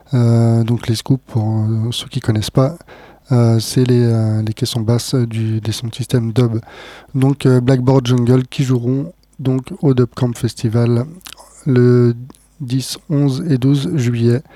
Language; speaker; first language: French; native; French